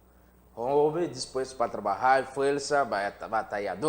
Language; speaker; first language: Spanish; non-native, learner; Haitian Creole